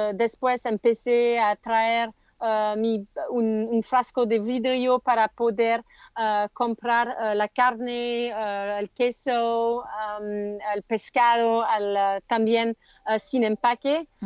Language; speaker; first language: Spanish; non-native, learner; French